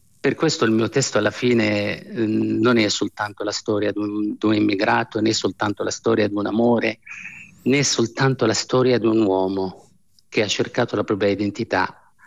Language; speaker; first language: Italian; non-native, fluent; Arabic